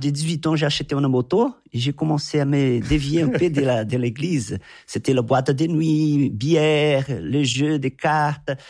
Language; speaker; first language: French; non-native, fluent; Portuguese